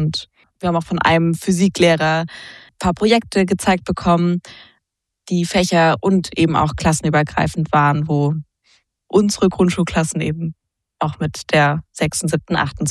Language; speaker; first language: German; native; German